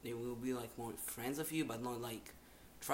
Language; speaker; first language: English; non-native, fluent; Hebrew